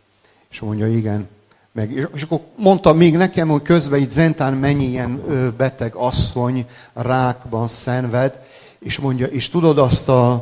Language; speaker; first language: Hungarian; non-native, local second language; Serbian